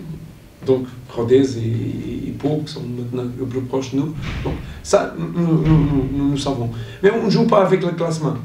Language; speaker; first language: French; non-native, learner; Portuguese